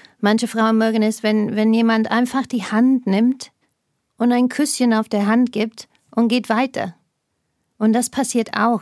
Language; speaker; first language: German; non-native, fluent; English